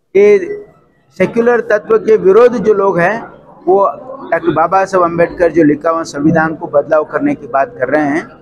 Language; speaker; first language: Hindi; non-native, local second language; Kannada